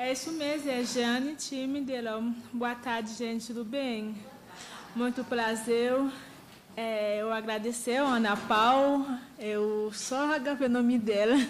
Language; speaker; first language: Portuguese; non-native, learner; Haitian Creole